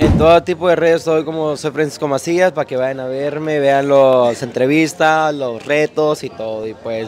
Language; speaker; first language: Spanish; native; Spanish